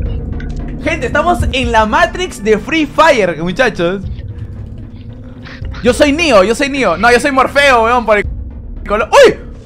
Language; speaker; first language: Spanish; native; Spanish